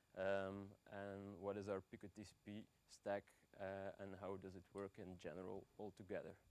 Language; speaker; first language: English; non-native, fluent; Dutch